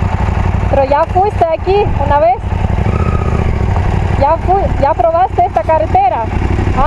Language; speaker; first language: Spanish; non-native, fluent; Italian